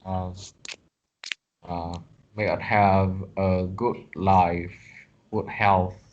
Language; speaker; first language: English; non-native, learner; Vietnamese